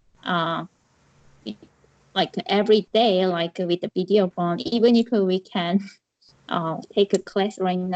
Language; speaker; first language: English; non-native, learner; Korean